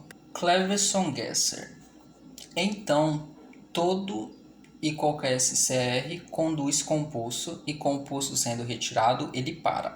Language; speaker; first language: Portuguese; native; Portuguese